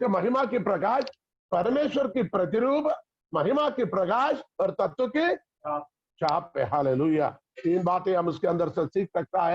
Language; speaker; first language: Hindi; non-native, local second language; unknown